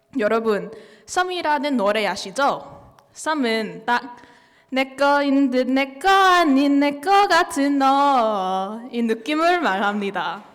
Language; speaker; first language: Korean; non-native, learner; English